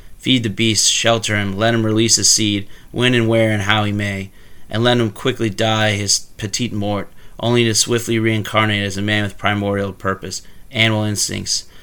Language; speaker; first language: English; native; English